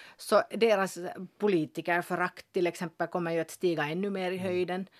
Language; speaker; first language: Swedish; native; Swedish